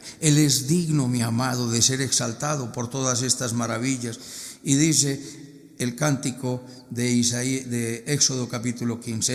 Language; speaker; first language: Spanish; native; Spanish